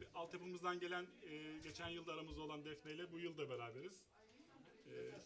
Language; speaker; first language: Turkish; native; Turkish